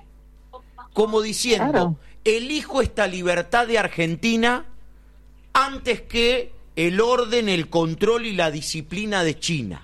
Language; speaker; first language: Spanish; native; Spanish